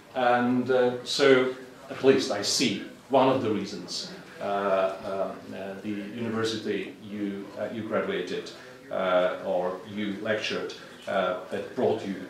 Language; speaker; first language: English; non-native, fluent; Czech